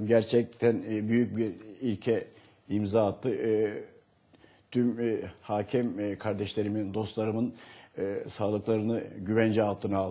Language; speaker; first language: Turkish; native; Turkish